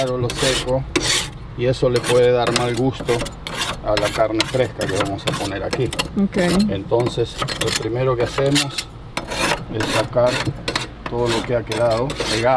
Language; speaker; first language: Spanish; native; Spanish